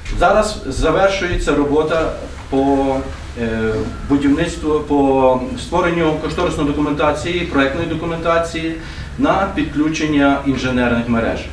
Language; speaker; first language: Ukrainian; native; Ukrainian